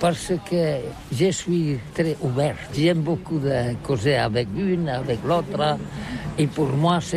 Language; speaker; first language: French; non-native, learner; Catalan